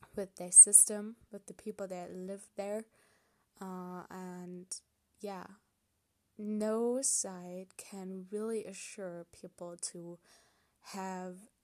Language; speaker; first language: English; non-native, fluent; German